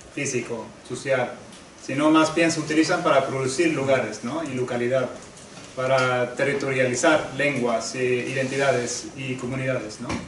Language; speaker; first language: Spanish; non-native, fluent; Swedish